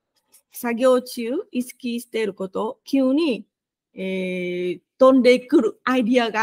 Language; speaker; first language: Japanese; non-native, fluent; Vietnamese